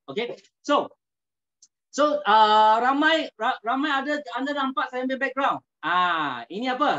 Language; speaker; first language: Malay; non-native, local second language; Chinese